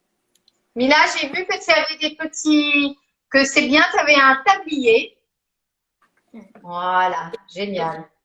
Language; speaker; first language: French; native; French